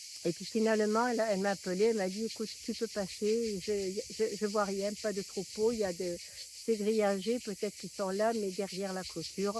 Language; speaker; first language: French; native; French